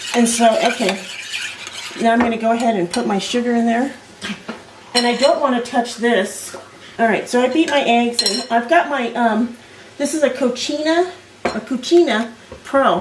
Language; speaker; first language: English; native; English